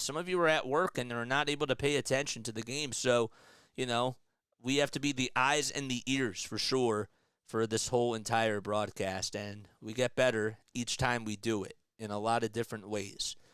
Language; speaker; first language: English; native; English